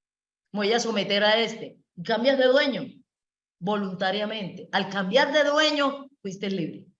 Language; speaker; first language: Spanish; native; Spanish